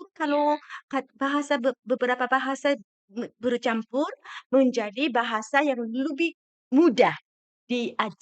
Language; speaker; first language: Indonesian; non-native, fluent; Japanese